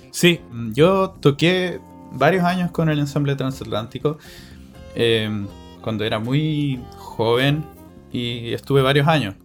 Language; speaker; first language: Spanish; native; Spanish